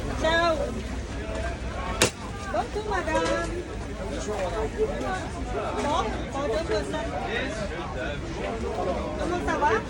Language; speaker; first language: French; non-native, learner; Thai